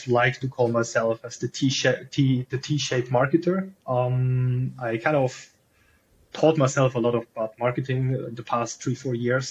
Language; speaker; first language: English; non-native, fluent; German